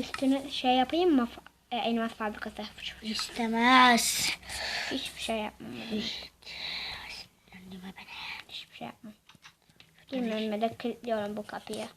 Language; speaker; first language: Turkish; native; Turkish